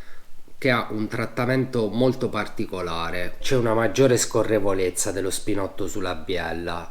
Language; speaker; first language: Italian; native; Italian